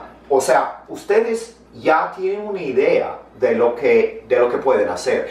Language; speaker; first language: Spanish; non-native, fluent; English